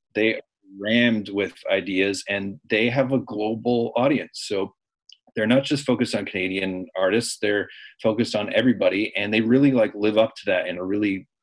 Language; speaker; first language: English; native; English